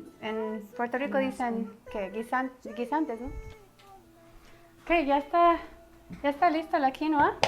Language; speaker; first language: Spanish; early bilingual, heritage; Spanish